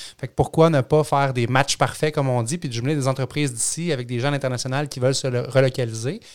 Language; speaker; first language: French; native; French